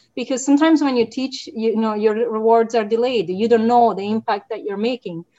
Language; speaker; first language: English; non-native, fluent; Italian